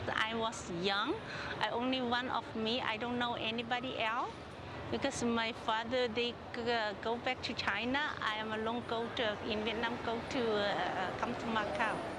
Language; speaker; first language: English; non-native, learner; Cantonese